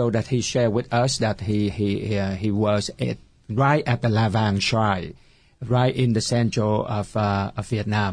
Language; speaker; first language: English; non-native, fluent; Vietnamese